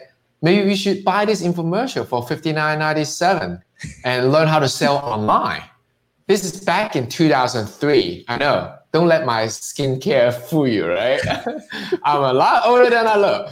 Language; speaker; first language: English; non-native, local second language; Cantonese